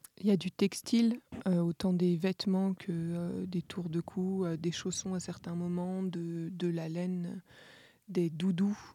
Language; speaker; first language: French; native; French